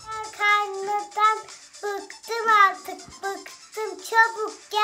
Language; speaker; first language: Turkish; early bilingual, other home language; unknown